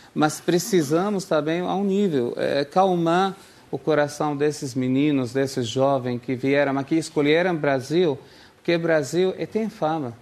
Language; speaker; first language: Portuguese; non-native, fluent; Arabic